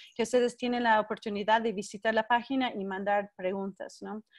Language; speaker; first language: Spanish; non-native, fluent; English